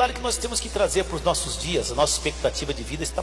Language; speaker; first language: Portuguese; native; Portuguese